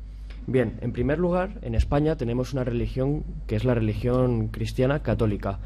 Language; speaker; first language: Spanish; native; Spanish